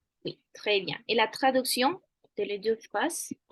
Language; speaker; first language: French; non-native, fluent; Spanish